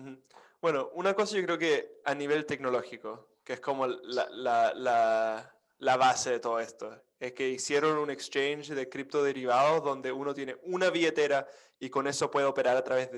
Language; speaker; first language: Spanish; non-native, fluent; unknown